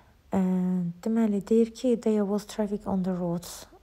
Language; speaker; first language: English; non-native, fluent; Azerbaijani